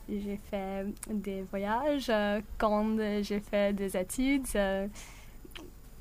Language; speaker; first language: French; non-native, learner; English